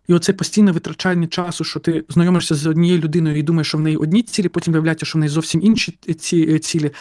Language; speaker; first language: Ukrainian; native; Ukrainian